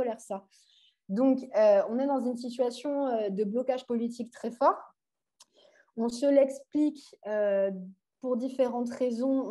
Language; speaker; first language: French; native; French